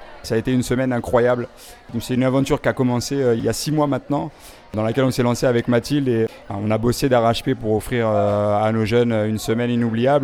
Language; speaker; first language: French; native; French